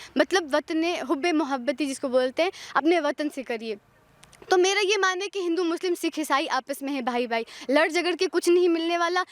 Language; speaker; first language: Hindi; non-native, local second language; Pahari-Potwari